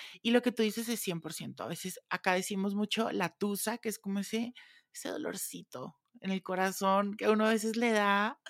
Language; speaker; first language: Spanish; native; Spanish